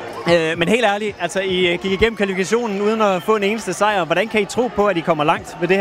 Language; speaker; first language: Danish; native; Danish